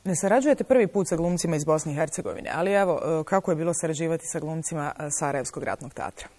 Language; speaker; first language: Serbian; native; Serbian